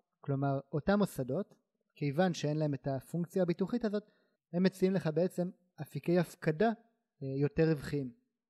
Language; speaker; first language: Hebrew; native; Hebrew